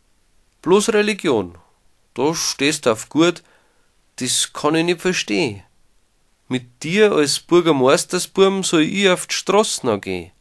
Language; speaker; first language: German; native; German